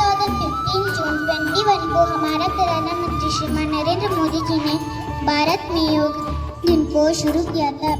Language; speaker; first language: Hindi; non-native, local second language; Kannada